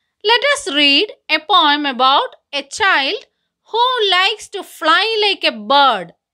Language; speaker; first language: English; non-native, local second language; Malayalam